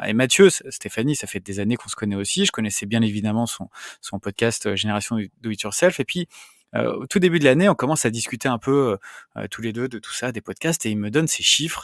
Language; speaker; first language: French; native; French